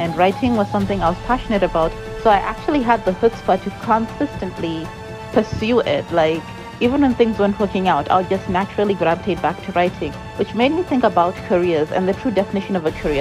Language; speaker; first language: English; non-native, local second language; Shona